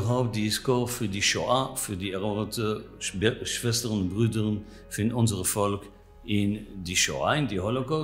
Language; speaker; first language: German; non-native, fluent; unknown